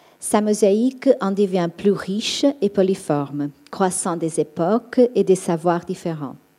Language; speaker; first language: French; non-native, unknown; Portuguese